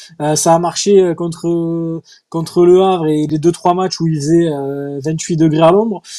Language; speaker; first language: French; native; French